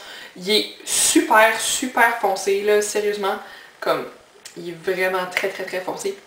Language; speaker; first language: French; native; French